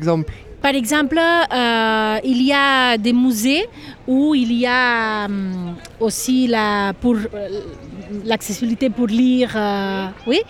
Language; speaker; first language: French; non-native, fluent; Catalan